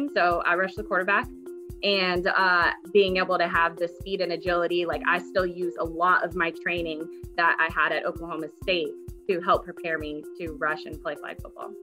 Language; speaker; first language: English; native; English